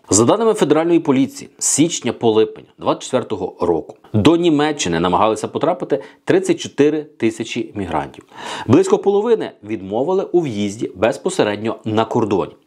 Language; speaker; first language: Ukrainian; native; Ukrainian